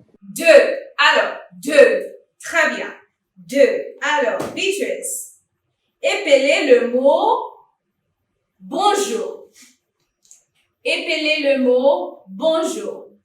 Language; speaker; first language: French; non-native, fluent; English